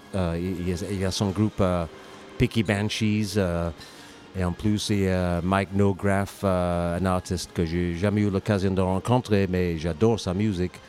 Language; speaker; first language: French; non-native, fluent; English